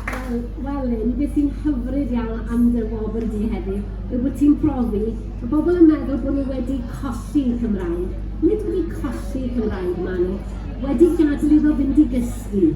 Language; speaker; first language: Welsh; native; Welsh